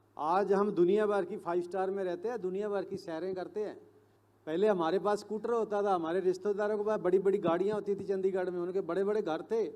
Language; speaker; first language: Hindi; non-native, local second language; Punjabi